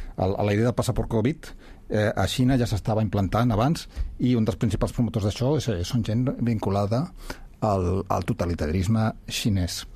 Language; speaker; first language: Catalan; native; Catalan